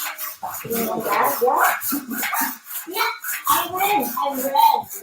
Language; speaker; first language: English; non-native, local second language; Filipino